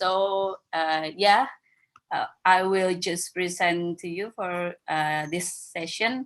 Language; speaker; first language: English; non-native, fluent; Indonesian